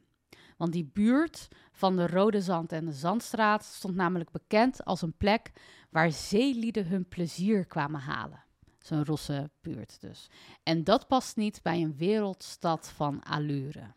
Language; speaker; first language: Dutch; native; Dutch